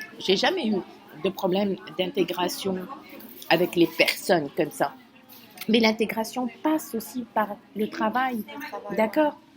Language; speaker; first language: French; non-native, local second language; Kabyle